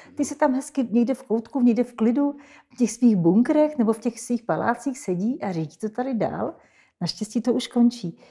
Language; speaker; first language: Czech; native; Czech